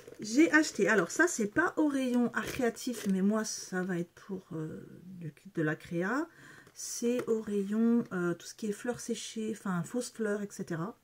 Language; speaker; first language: French; native; French